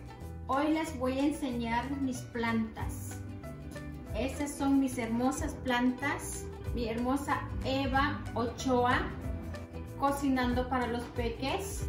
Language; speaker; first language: Spanish; native; Spanish